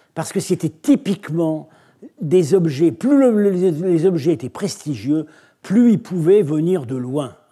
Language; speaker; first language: French; native; French